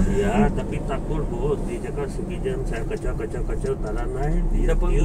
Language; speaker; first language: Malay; non-native, learner; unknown